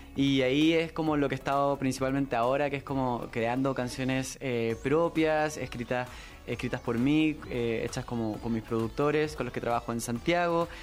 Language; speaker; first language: Spanish; native; Spanish